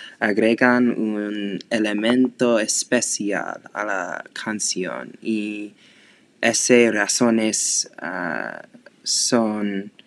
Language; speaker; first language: Spanish; non-native, learner; English